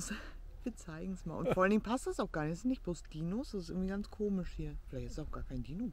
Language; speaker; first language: German; native; German